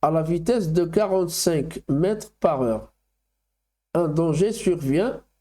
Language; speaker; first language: French; non-native, local second language; Arabic